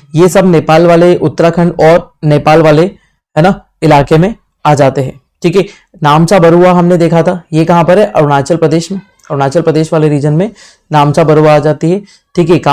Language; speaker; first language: Hindi; native; Hindi